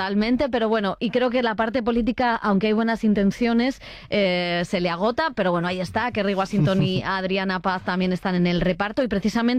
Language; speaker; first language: Spanish; native; Spanish